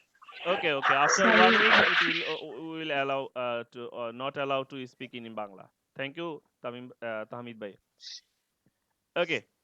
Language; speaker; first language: English; non-native, learner; Bangla